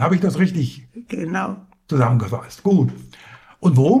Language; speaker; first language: German; native; German